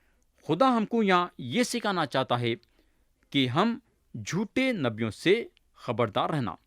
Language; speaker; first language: Urdu; native; Urdu